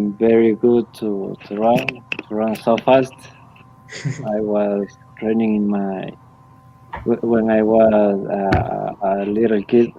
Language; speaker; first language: English; non-native, learner; Spanish